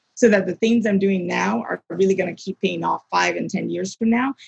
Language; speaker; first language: English; native; English